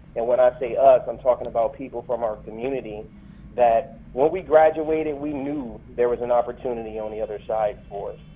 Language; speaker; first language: English; native; English